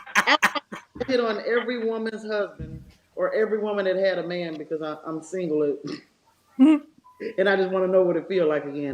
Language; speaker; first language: English; native; English